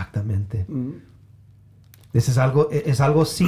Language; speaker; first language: Spanish; early bilingual, heritage; Spanish